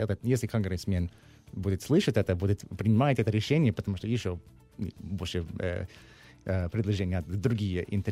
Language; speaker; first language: Russian; non-native, learner; English